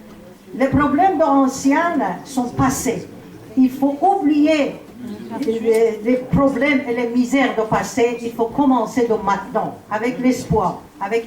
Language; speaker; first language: French; non-native, learner; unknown